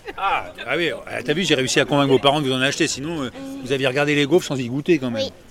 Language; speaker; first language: French; native; French